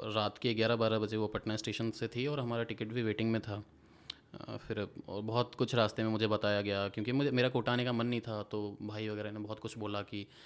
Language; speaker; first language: Hindi; native; Hindi